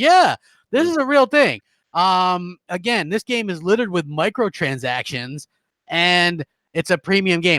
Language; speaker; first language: English; native; English